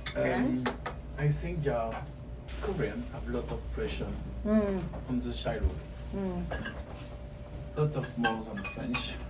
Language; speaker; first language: English; non-native, fluent; French